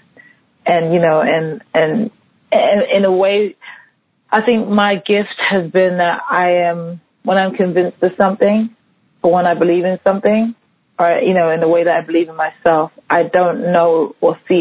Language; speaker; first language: English; native; English